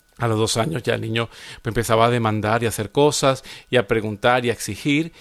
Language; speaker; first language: Spanish; native; Spanish